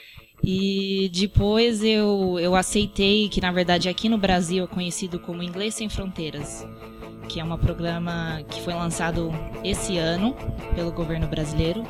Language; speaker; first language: Portuguese; early bilingual, heritage; Portuguese